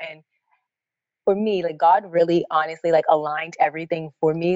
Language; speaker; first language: English; native; English